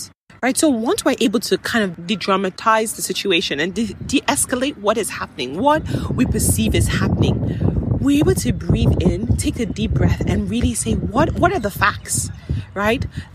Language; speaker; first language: English; non-native, local second language; Yoruba